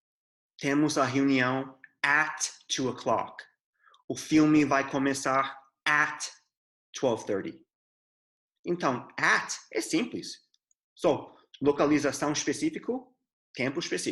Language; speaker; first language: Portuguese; non-native, fluent; English